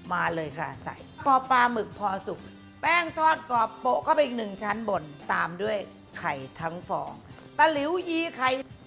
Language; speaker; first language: Thai; native; Thai